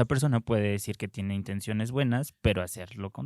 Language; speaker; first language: Spanish; native; Spanish